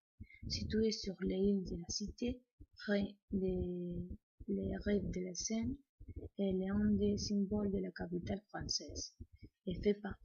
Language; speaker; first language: French; non-native, learner; Spanish